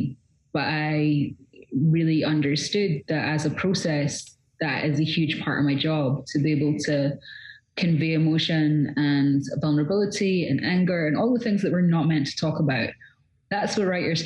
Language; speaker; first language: English; native; English